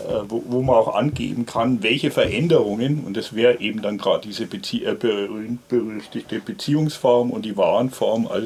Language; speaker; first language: German; native; German